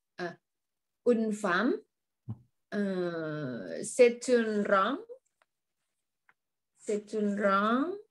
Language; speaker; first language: French; non-native, learner; Indonesian